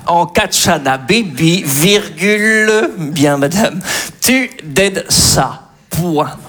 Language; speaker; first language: French; native; French